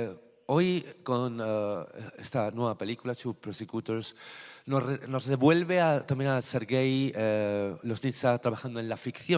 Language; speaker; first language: Spanish; native; Spanish